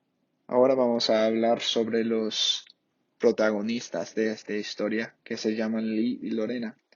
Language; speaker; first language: Spanish; non-native, fluent; English